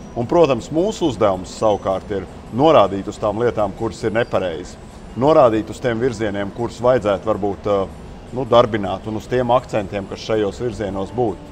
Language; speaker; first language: Latvian; native; Latvian